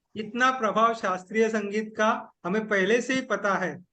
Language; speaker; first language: Hindi; non-native, local second language; Marathi